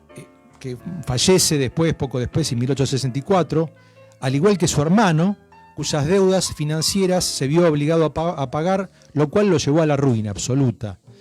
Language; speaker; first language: Spanish; native; Spanish